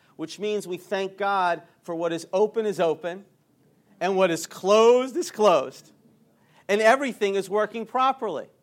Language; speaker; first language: English; native; English